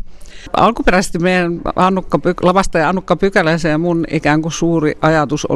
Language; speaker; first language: Finnish; native; Finnish